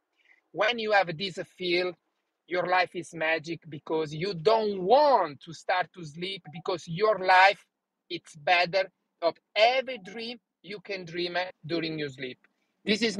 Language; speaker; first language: English; non-native, learner; Italian